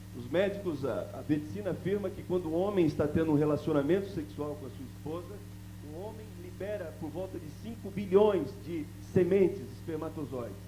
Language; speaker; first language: Portuguese; native; Portuguese